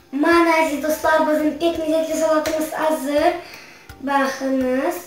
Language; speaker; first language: Turkish; early bilingual, heritage; Crimean Tatar